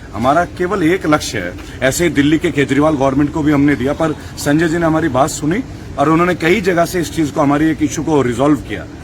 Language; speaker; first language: Hindi; non-native, local second language; Bangla